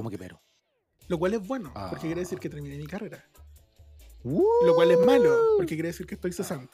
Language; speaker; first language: Spanish; native; Spanish